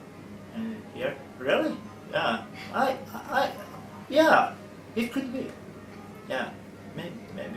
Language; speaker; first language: English; non-native, learner; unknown